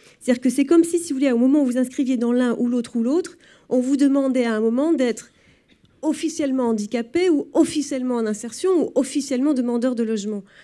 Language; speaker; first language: French; native; French